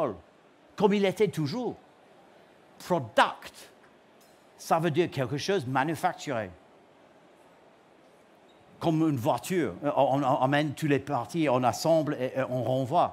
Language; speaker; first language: French; non-native, learner; English